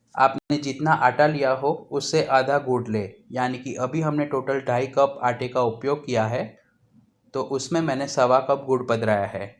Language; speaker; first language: Hindi; non-native, local second language; Gujarati